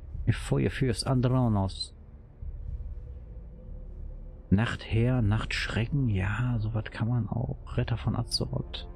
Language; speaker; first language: German; native; German